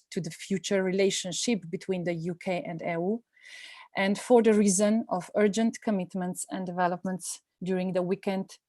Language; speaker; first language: English; non-native, fluent; Slovenian